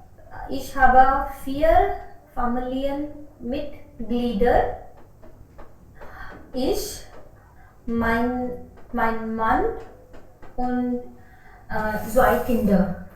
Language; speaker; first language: German; non-native, learner; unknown